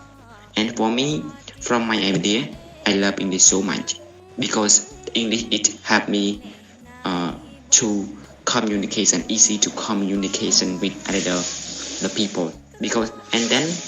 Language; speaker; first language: English; non-native, learner; Khmer